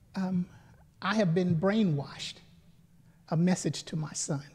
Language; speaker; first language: English; native; English